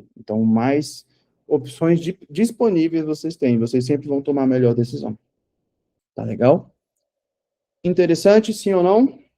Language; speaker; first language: Portuguese; native; Portuguese